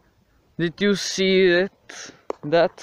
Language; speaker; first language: English; non-native, learner; Czech